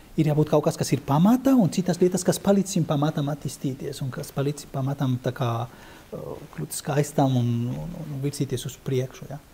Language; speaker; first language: Latvian; non-native, fluent; Spanish